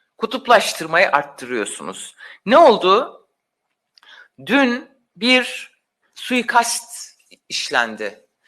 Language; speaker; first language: Turkish; non-native, local second language; Kurdish